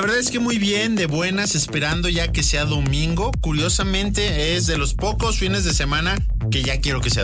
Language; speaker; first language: Spanish; native; Spanish